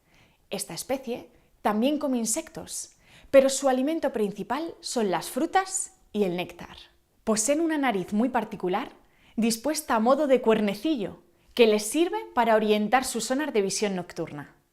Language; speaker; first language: Spanish; native; Spanish